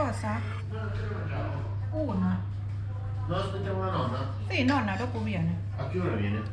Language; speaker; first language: Italian; non-native, learner; Thai